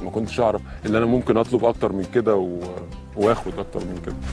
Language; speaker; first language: Arabic; native; Arabic